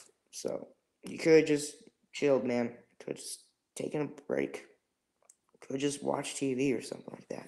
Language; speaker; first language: English; native; English